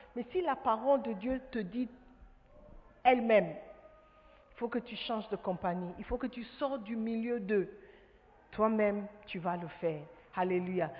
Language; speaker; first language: French; non-native, fluent; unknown